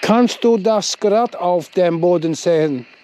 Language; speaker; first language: German; non-native, learner; English